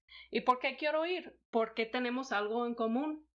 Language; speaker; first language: Spanish; non-native, fluent; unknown